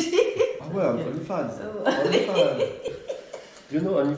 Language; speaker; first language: English; non-native, learner; French